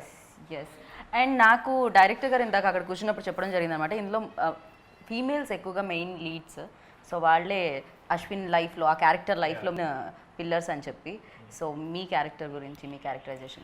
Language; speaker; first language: Telugu; native; Telugu